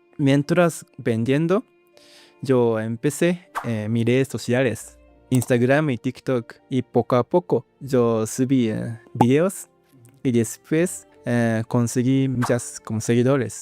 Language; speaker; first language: Spanish; non-native, learner; Japanese